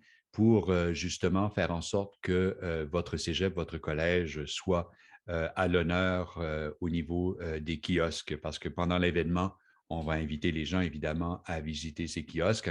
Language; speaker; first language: French; native; French